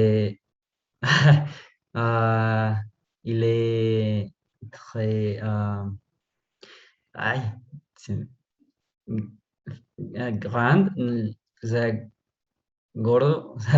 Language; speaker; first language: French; non-native, learner; Spanish